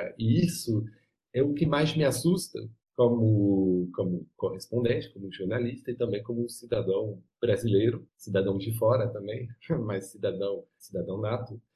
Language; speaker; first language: Portuguese; non-native, fluent; French